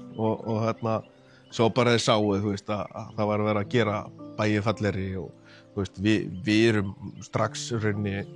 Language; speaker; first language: Icelandic; native; Icelandic